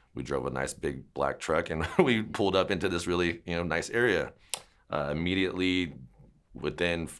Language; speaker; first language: English; native; English